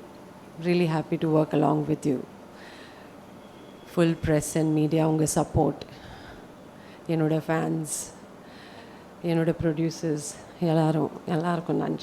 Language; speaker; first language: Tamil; non-native, fluent; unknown